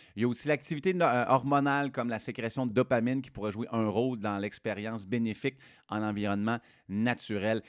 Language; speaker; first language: French; native; French